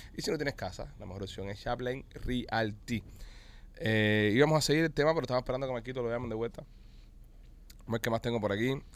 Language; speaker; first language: Spanish; native; Spanish